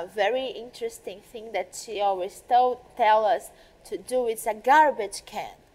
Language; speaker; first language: English; non-native, learner; Portuguese